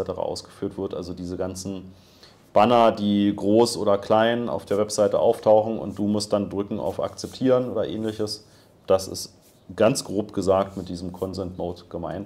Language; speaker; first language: German; native; German